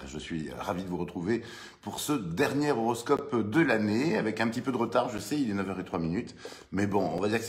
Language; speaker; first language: French; native; French